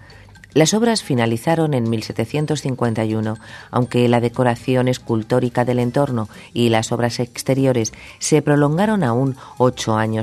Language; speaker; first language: Spanish; native; Spanish